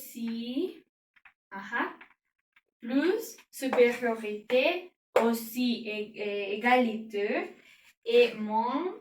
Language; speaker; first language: French; non-native, learner; Spanish